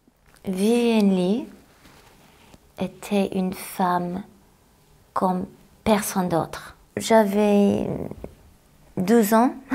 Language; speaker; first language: French; non-native, fluent; English